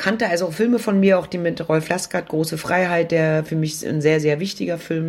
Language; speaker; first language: German; native; German